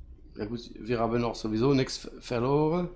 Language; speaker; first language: German; non-native, fluent; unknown